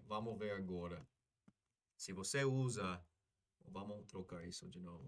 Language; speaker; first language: Portuguese; non-native, fluent; English